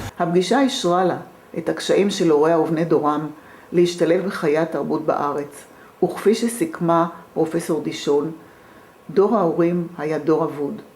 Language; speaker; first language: Hebrew; native; Hebrew